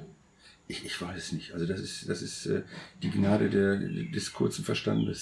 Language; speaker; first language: German; native; German